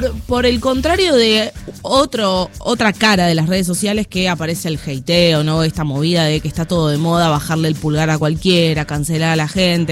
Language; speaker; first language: Spanish; native; Spanish